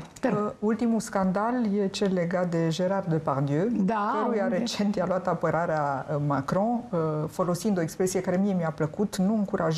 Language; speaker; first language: Romanian; native; Romanian